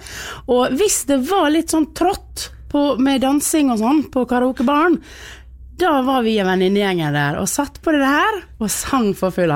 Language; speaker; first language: Norwegian; native; Norwegian